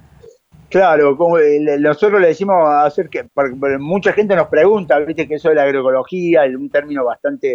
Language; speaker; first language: Spanish; native; Spanish